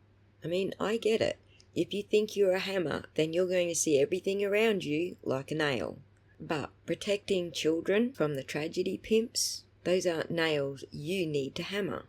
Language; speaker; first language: English; native; English